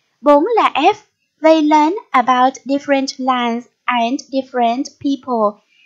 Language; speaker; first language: English; non-native, fluent; Vietnamese